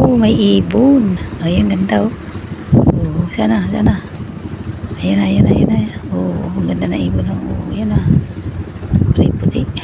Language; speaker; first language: Filipino; native; Filipino